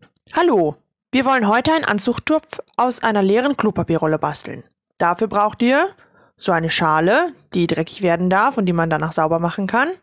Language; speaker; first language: German; native; German